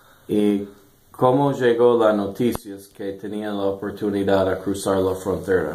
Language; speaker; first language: Spanish; non-native, learner; English